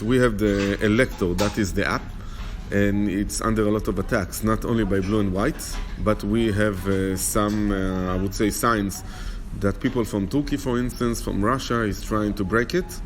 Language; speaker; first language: English; non-native, fluent; Hebrew